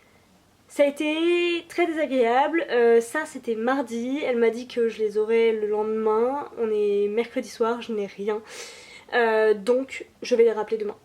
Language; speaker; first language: French; native; French